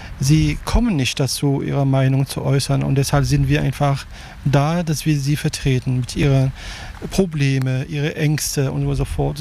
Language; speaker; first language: German; non-native, fluent; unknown